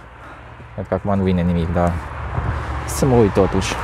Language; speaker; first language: Romanian; non-native, local second language; Hungarian